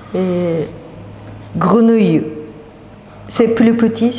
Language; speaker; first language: French; non-native, fluent; Japanese